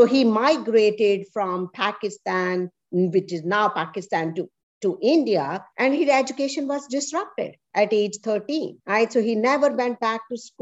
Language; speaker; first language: English; non-native, local second language; Punjabi